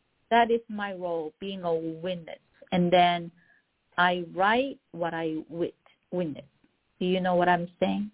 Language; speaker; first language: English; non-native, fluent; Korean